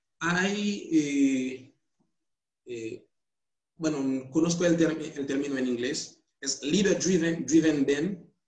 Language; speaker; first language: Spanish; non-native, fluent; Haitian Creole